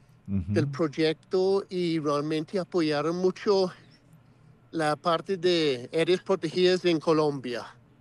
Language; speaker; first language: Spanish; non-native, fluent; English